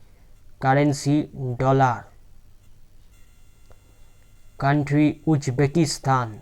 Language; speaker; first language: English; non-native, local second language; Bangla